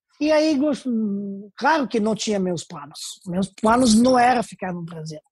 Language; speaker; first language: Portuguese; non-native, fluent; Serbian